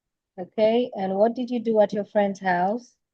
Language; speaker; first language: English; non-native, fluent; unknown